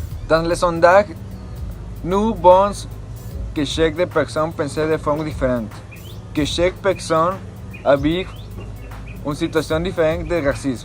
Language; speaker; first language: French; non-native, learner; Spanish